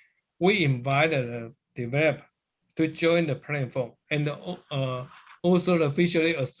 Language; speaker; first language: English; non-native, learner; Chinese